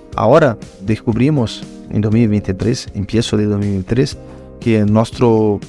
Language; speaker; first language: Spanish; non-native, learner; Portuguese